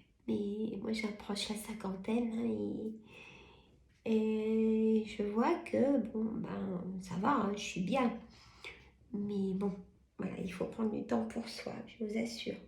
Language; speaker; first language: French; native; French